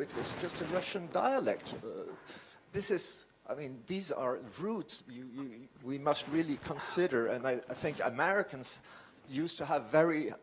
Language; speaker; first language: English; non-native, fluent; French